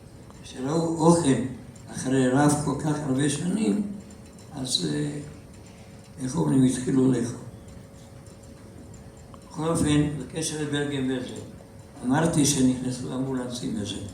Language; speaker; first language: Hebrew; non-native, fluent; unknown